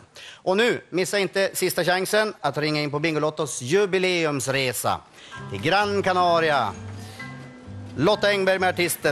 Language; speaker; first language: Swedish; native; Swedish